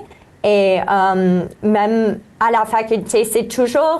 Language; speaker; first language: French; native; French